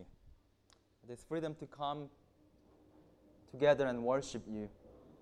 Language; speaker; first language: English; non-native, fluent; Korean